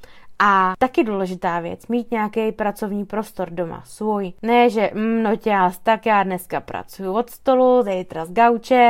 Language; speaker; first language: Czech; native; Czech